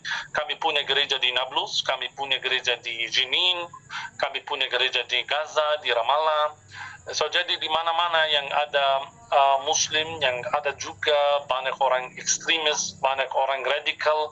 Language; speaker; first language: Indonesian; non-native, fluent; Arabic